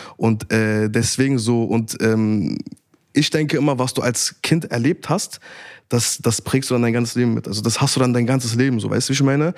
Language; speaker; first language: German; early bilingual, other home language; Turkish